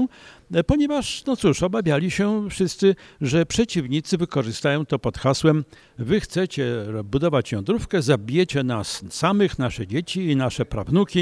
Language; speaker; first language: Polish; native; Polish